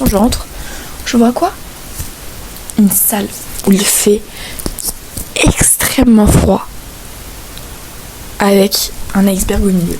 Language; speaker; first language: French; native; French